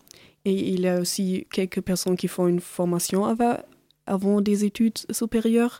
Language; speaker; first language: French; non-native, learner; German